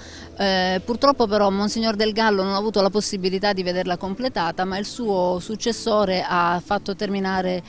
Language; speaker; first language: Italian; native; Italian